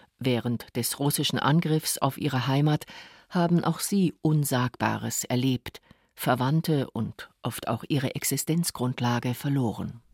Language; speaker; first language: German; native; German